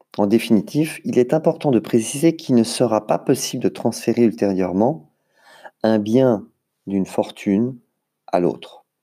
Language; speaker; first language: French; native; French